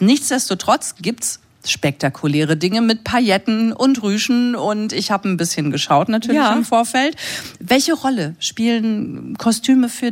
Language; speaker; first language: German; native; German